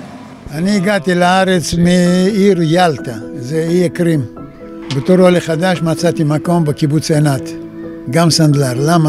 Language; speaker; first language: Hebrew; non-native, fluent; Russian